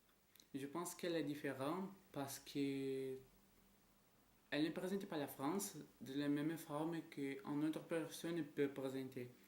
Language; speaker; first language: French; non-native, learner; Portuguese